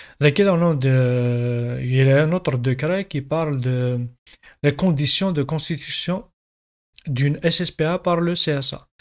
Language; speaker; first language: French; non-native, local second language; Kabyle